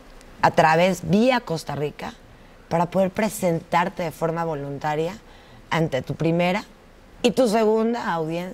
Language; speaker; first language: Spanish; native; Spanish